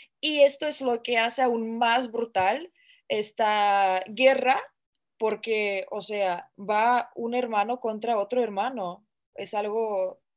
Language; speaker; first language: Spanish; non-native, fluent; Russian